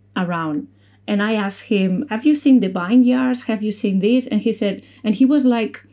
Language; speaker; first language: English; non-native, fluent; Spanish